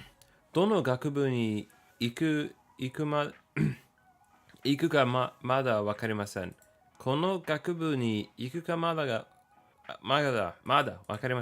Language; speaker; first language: Japanese; non-native, learner; English